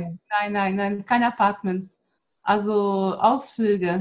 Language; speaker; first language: German; non-native, fluent; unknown